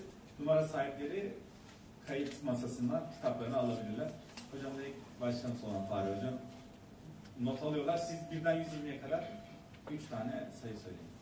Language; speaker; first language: Turkish; native; Turkish